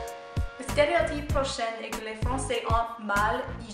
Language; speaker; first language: French; non-native, learner; English